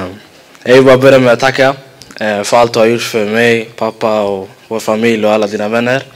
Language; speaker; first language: Swedish; early bilingual, other home language; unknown